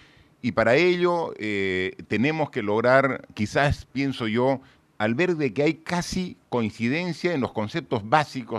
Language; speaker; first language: Spanish; native; Spanish